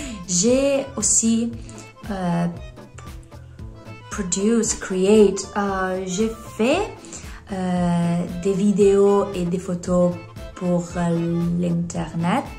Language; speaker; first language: French; non-native, learner; Polish